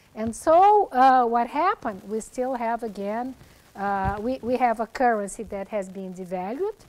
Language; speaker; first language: English; non-native, fluent; Portuguese